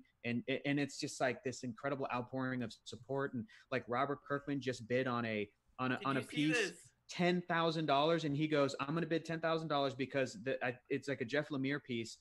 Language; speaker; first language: English; native; English